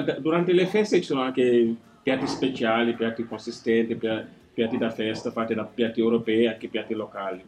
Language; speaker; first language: Italian; non-native, fluent; Wolof